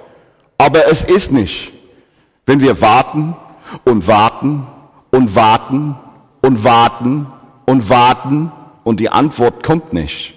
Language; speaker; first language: German; non-native, fluent; English